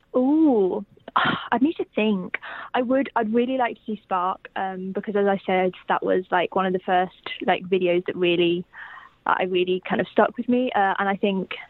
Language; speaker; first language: English; native; English